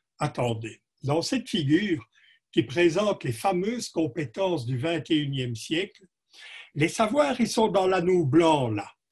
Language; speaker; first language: French; native; French